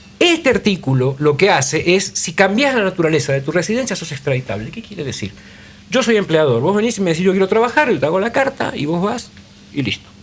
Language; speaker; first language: Spanish; native; Spanish